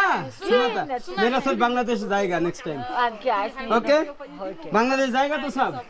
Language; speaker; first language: Hindi; non-native, learner; Bangla